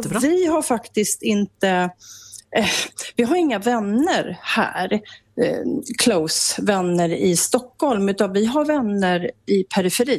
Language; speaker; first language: Swedish; native; Swedish